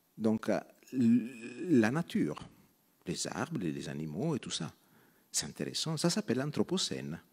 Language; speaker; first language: French; non-native, local second language; Italian